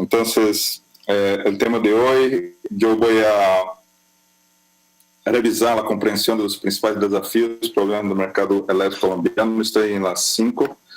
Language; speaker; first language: Spanish; non-native, fluent; Portuguese